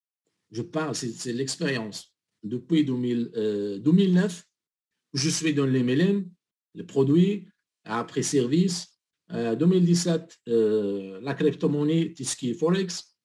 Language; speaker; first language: French; non-native, learner; Arabic